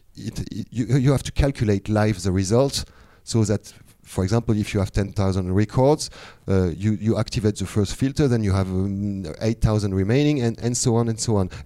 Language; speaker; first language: English; non-native, fluent; French